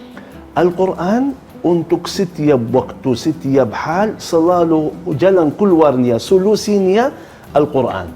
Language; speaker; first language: Indonesian; non-native, fluent; Arabic